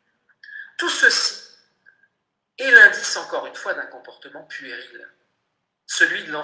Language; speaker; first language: French; native; French